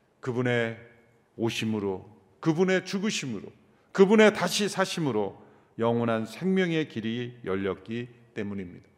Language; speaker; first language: Korean; native; Korean